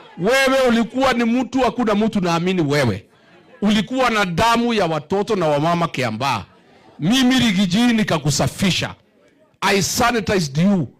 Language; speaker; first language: Swahili; non-native, local second language; Kikuyu